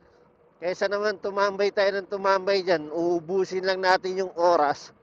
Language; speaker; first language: Filipino; native; Filipino